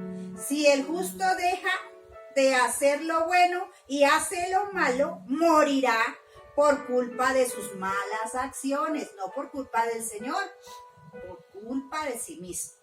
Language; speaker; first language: Spanish; native; Spanish